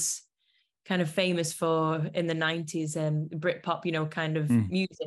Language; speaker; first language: English; native; English